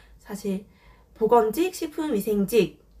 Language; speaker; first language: Korean; native; Korean